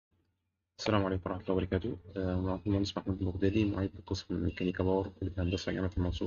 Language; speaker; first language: Arabic; native; Arabic